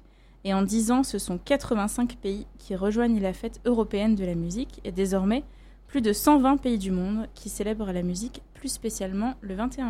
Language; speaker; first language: French; native; French